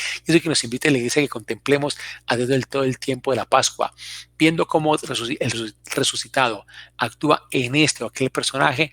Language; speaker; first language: Spanish; native; Spanish